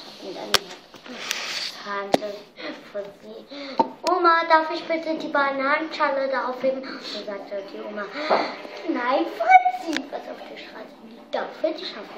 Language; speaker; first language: German; early bilingual, heritage; German